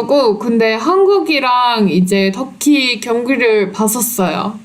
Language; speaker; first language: Korean; non-native, fluent; Turkish